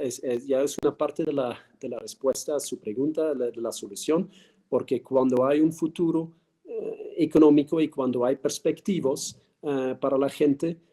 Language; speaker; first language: Spanish; non-native, fluent; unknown